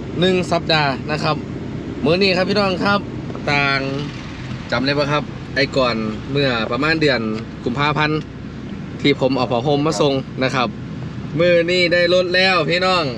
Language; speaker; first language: Thai; non-native, local second language; Northeastern Thai